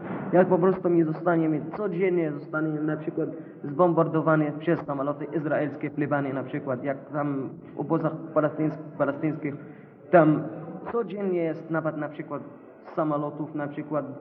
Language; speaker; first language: Polish; non-native, learner; Arabic